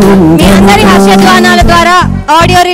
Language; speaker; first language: Telugu; native; Telugu